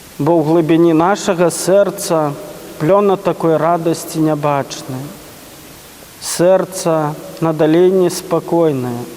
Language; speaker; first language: Belarusian; native; Belarusian